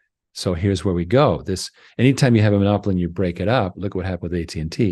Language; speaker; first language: English; native; English